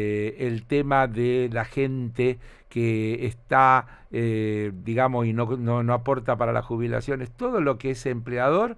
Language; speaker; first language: Spanish; native; Spanish